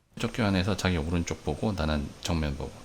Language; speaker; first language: Korean; native; Korean